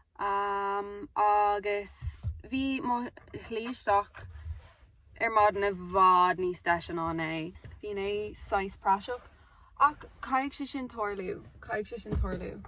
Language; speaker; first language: Irish; non-native, local second language; English